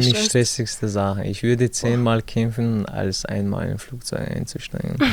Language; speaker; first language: German; non-native, learner; Chechen